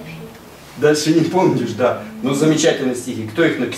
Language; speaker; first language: Russian; native; Russian